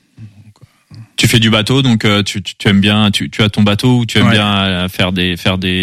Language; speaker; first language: French; native; French